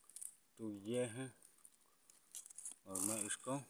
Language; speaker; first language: Hindi; non-native, local second language; Garo